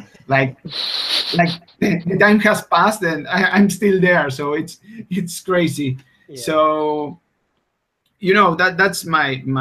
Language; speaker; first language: English; non-native, fluent; Spanish